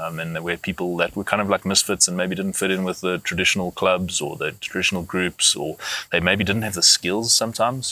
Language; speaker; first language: English; native; English